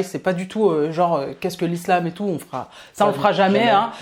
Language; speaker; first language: French; native; French